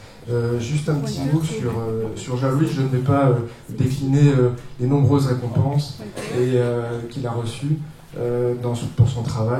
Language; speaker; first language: French; native; French